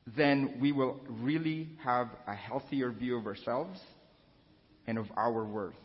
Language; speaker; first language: English; non-native, local second language; Filipino